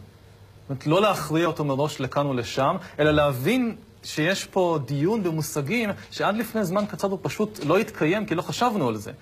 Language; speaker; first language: Hebrew; native; Hebrew